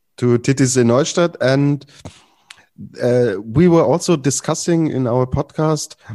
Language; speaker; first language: English; non-native, fluent; German